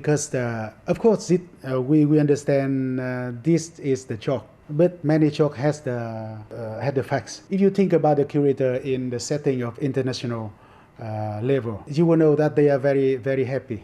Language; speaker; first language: English; non-native, fluent; Vietnamese